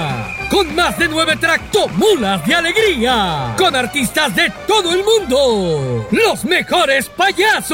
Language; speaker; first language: Spanish; native; Spanish